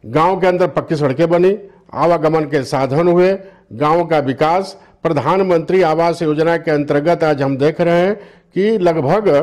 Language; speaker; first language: Hindi; native; Hindi